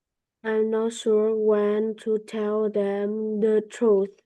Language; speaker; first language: English; non-native, learner; Vietnamese